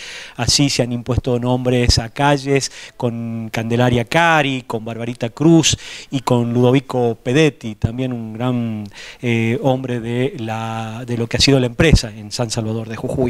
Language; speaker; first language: Spanish; native; Spanish